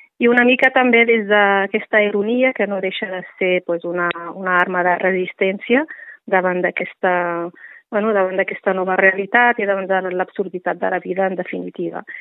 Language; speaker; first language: Catalan; non-native, fluent; Riffian